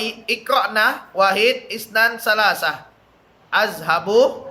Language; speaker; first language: Arabic; non-native, fluent; Indonesian